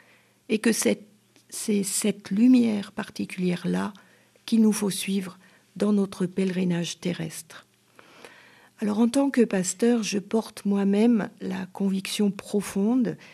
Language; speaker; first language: French; native; French